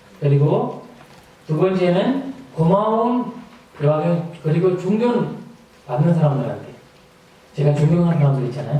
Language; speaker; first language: Korean; non-native, fluent; Sinhala